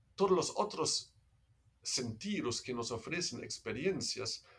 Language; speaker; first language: Spanish; non-native, fluent; German